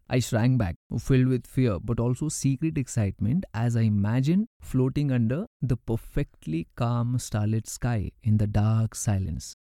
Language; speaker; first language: English; non-native, local second language; Urdu